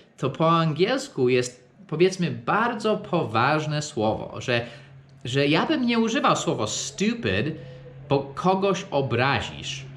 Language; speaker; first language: Polish; non-native, fluent; English